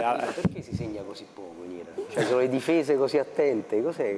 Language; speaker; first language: Italian; native; Italian